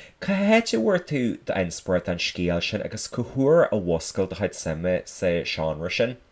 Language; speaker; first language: Irish; native; Irish